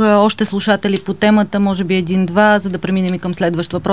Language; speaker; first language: Bulgarian; native; Bulgarian